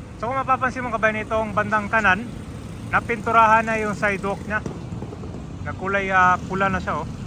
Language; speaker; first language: Filipino; native; Filipino